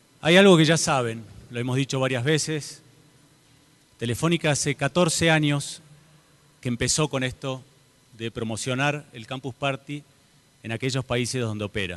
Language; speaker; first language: Spanish; native; Spanish